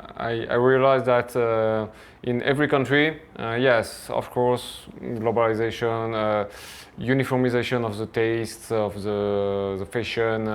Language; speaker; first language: English; non-native, fluent; French